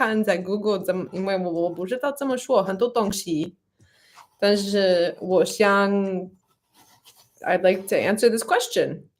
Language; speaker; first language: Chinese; non-native, learner; English